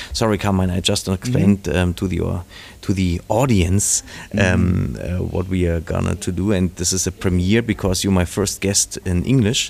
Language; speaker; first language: English; non-native, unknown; German